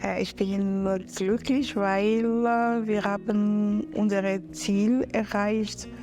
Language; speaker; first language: German; non-native, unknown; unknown